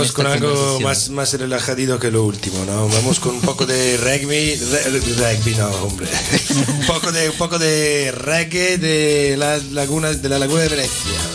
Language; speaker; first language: Spanish; non-native, fluent; Italian